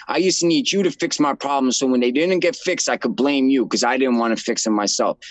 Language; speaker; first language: English; native; English